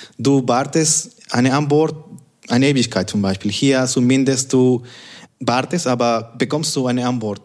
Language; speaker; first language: German; non-native, fluent; Spanish